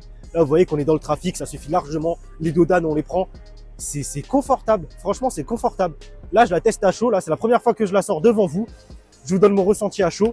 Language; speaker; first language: French; native; French